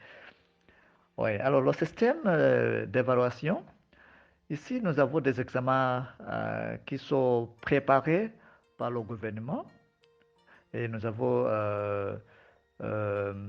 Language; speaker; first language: French; non-native, fluent; Nyanja